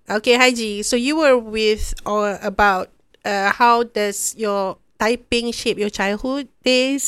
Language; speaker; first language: English; non-native, local second language; Malay